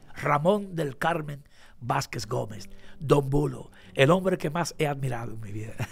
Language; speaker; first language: Spanish; native; Spanish